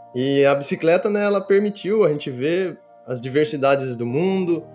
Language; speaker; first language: Portuguese; native; Portuguese